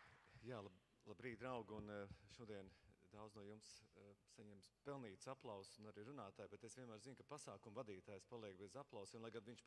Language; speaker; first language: Latvian; native; Latvian